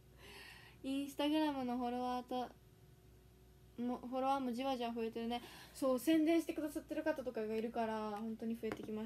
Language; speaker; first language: Japanese; native; Japanese